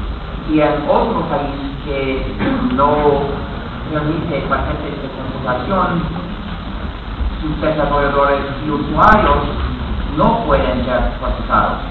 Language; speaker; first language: Spanish; non-native, fluent; English